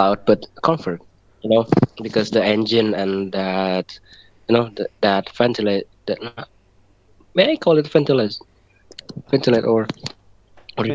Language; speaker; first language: English; non-native, learner; Indonesian